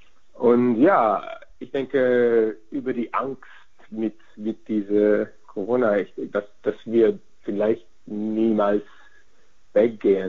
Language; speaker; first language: German; non-native, fluent; Hungarian